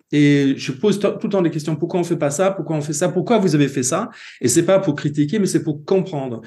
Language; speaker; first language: French; non-native, fluent; Swedish